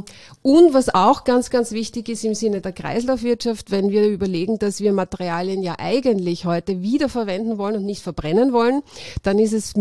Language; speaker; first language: German; native; German